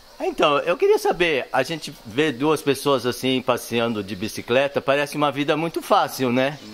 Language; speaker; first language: Portuguese; native; Portuguese